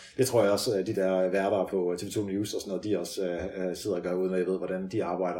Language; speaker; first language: Danish; early bilingual, other home language; Dutch